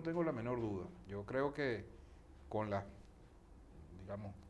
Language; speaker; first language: Spanish; native; Spanish